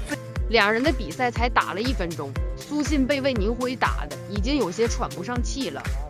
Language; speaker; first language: Chinese; native; Chinese